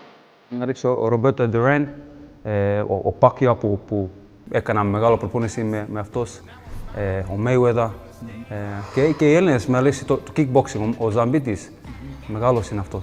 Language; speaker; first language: Greek; early bilingual, heritage; English